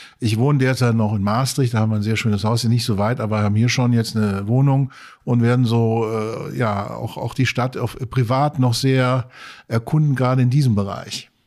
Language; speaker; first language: German; native; German